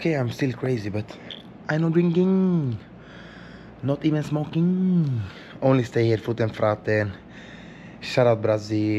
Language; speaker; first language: English; non-native, fluent; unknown